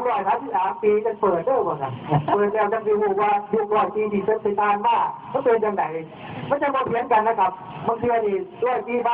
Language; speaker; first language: Thai; non-native, local second language; Lao